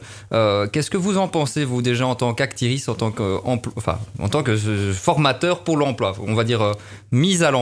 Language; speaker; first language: French; native; French